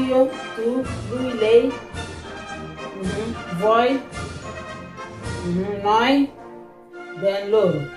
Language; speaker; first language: Italian; non-native, learner; Nigerian Pidgin